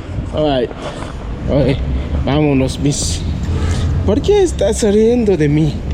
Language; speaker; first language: Spanish; non-native, learner; Haitian Creole